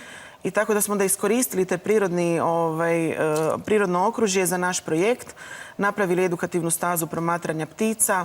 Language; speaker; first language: Croatian; native; Croatian